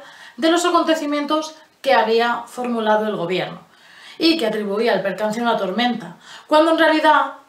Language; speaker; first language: Spanish; native; Spanish